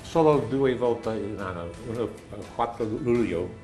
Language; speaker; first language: Italian; non-native, learner; English